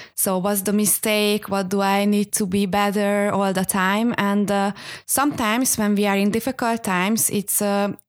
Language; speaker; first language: English; non-native, fluent; Hungarian